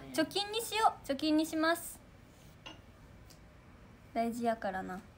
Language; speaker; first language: Japanese; native; Japanese